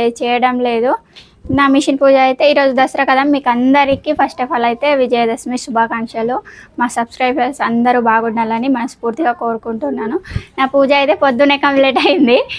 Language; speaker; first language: Telugu; native; Telugu